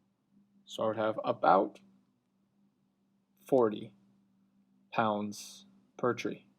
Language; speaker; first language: English; native; English